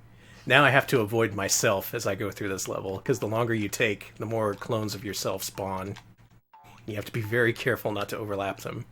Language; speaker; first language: English; native; English